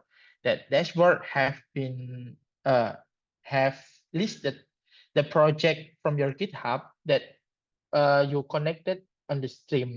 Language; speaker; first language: English; non-native, learner; Indonesian